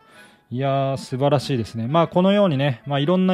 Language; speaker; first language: Japanese; native; Japanese